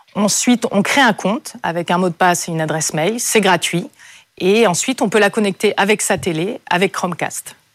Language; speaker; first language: French; native; French